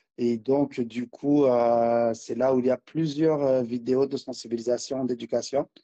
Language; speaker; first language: French; non-native, local second language; Rundi